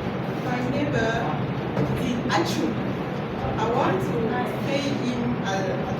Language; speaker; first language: English; non-native, learner; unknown